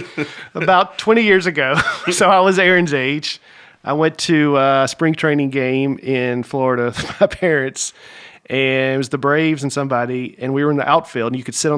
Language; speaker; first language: English; native; English